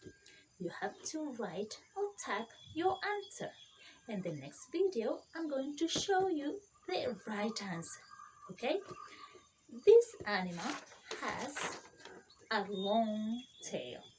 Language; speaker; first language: English; non-native, fluent; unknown